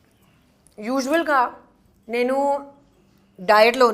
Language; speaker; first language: Telugu; non-native, local second language; Hindi